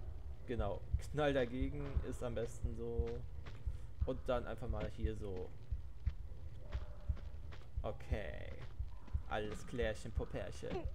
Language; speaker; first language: German; native; German